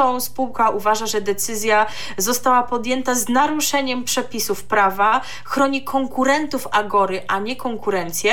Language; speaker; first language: Polish; native; Polish